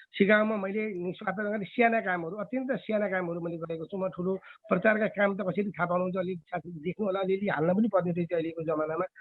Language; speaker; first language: Nepali; native; Nepali